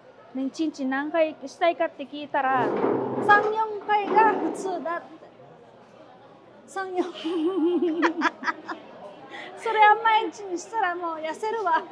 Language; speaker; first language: Japanese; non-native, fluent; Filipino